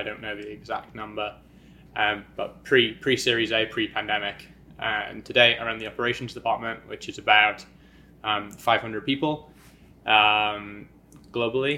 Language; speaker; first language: English; native; English